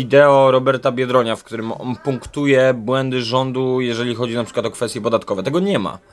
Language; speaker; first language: Polish; native; Polish